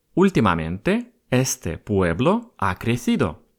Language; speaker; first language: Spanish; non-native, fluent; Russian